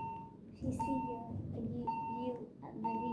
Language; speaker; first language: English; non-native, learner; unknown